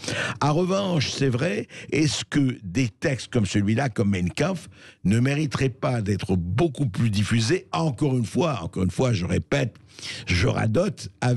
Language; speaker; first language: French; native; French